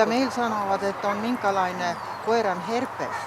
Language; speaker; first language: Finnish; non-native, fluent; Russian